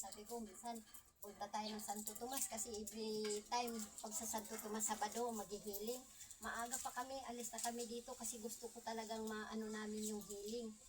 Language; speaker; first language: Filipino; non-native, local second language; Cebuano